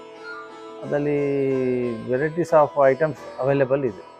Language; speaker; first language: Kannada; non-native, local second language; Gujarati